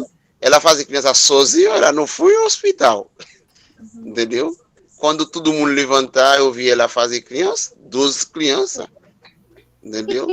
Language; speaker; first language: Portuguese; non-native, learner; Haitian Creole